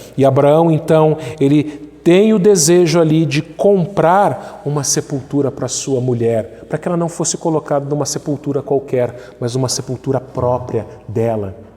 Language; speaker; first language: Portuguese; native; Portuguese